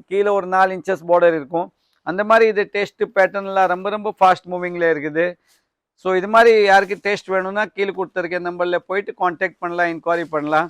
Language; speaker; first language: Tamil; non-native, fluent; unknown